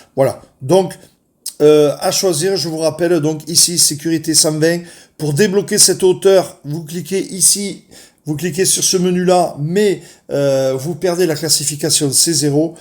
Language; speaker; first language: French; native; French